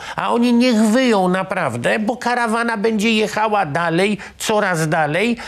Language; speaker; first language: Polish; native; Polish